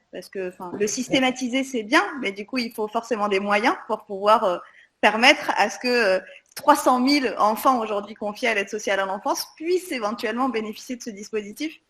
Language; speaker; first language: French; native; French